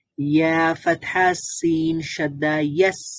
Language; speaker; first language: Arabic; non-native, learner; Bangla